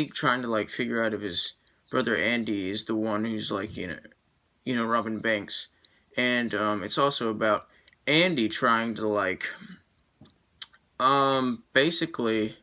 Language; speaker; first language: English; native; English